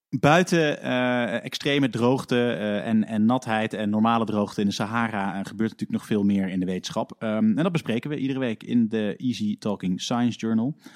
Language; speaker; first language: Dutch; native; Dutch